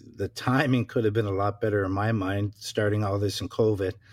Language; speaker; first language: English; native; English